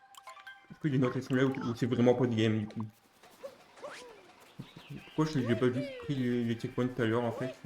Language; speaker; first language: French; native; French